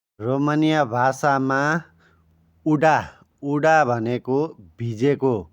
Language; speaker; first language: Nepali; native; Nepali